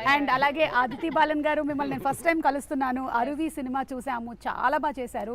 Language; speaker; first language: Telugu; native; Telugu